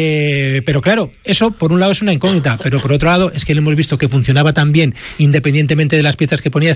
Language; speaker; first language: Spanish; native; Spanish